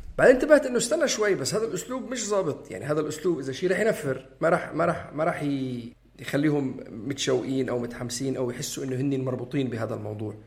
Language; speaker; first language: Arabic; native; Arabic